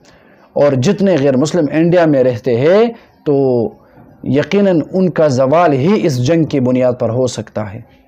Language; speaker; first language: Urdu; non-native, local second language; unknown